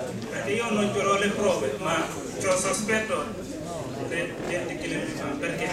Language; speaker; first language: Italian; non-native, learner; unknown